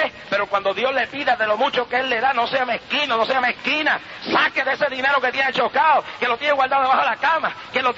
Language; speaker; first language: Spanish; native; Spanish